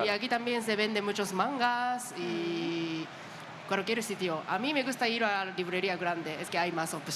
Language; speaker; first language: Spanish; non-native, learner; Japanese